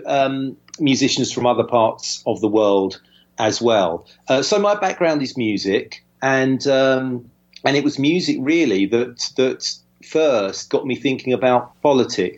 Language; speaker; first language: English; native; English